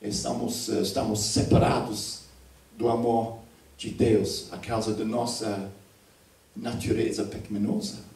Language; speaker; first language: Portuguese; non-native, fluent; English